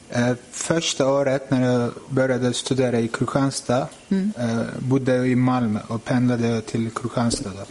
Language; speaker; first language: Swedish; non-native, fluent; Turkish